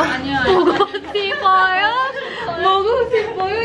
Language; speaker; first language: Korean; non-native, learner; Indonesian